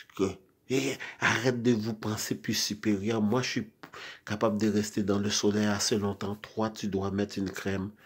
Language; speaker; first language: French; non-native, local second language; Haitian Creole